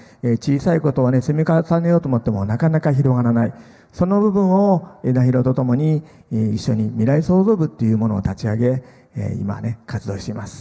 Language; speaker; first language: Japanese; native; Japanese